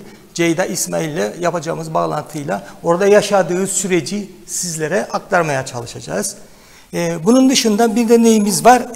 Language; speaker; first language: Turkish; native; Turkish